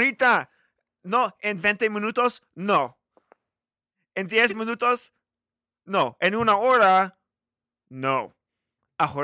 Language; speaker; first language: Spanish; non-native, learner; English